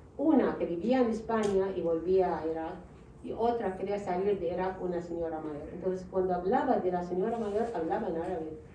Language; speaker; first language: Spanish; non-native, fluent; Arabic